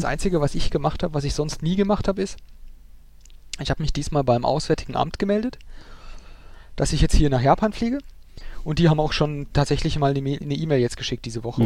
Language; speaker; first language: German; native; German